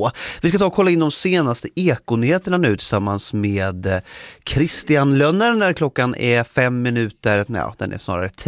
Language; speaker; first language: Swedish; native; Swedish